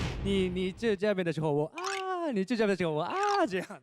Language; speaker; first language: Chinese; non-native, learner; Japanese